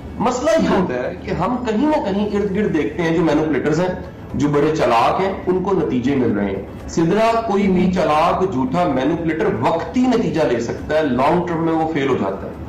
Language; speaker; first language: Urdu; non-native, local second language; Punjabi